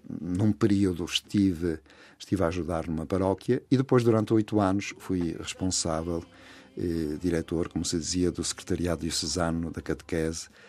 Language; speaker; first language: Portuguese; native; Portuguese